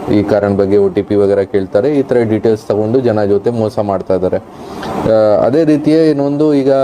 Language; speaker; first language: Kannada; non-native, local second language; Hindi